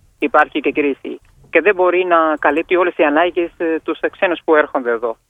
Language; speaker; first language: Greek; non-native, fluent; Kashmiri